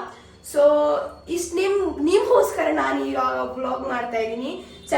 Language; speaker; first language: Kannada; non-native, local second language; Hindi